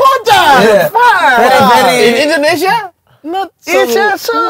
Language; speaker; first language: English; non-native, learner; Indonesian